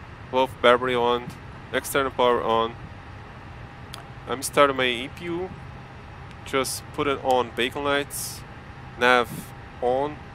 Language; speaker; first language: English; non-native, learner; Portuguese